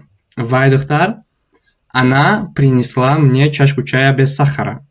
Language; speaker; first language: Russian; non-native, fluent; Tajik